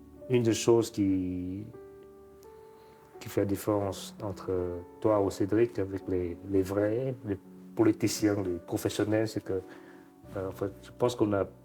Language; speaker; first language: French; non-native, fluent; Vietnamese